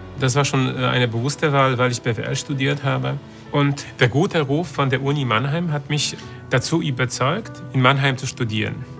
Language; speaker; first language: German; non-native, fluent; Polish